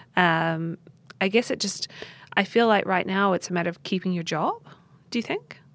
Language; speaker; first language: English; native; English